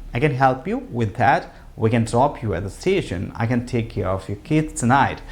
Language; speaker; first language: English; non-native, local second language; Malayalam